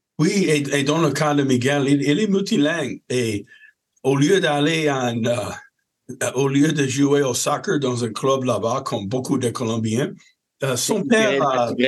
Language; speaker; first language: French; non-native, fluent; English